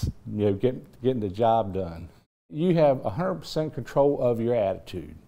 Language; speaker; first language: English; native; English